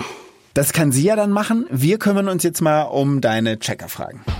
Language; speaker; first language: German; native; German